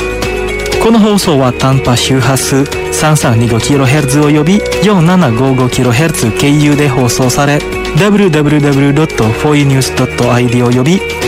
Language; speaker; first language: Japanese; non-native, fluent; Indonesian